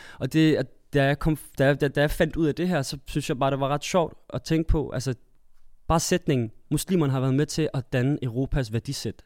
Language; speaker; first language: Danish; early bilingual, other home language; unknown